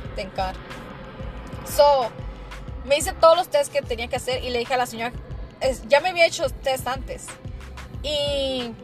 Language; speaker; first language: Spanish; early bilingual, heritage; Spanish